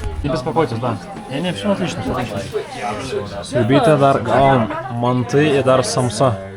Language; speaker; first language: Russian; non-native, fluent; Lithuanian